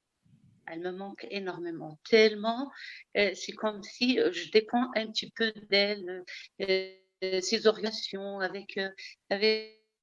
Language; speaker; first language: French; early bilingual, heritage; Arabic